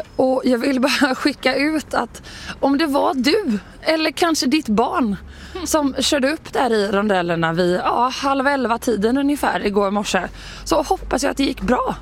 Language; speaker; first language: Swedish; native; Swedish